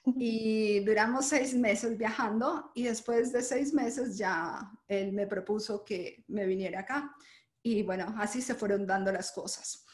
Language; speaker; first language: Spanish; native; Spanish